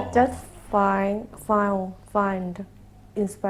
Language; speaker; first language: English; non-native, learner; Thai